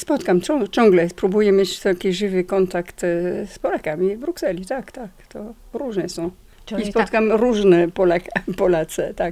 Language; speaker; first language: Polish; non-native, learner; French